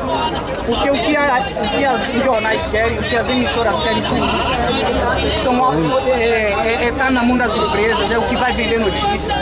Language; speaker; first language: Portuguese; native; Portuguese